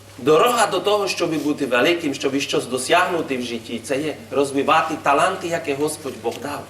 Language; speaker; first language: Ukrainian; native; Ukrainian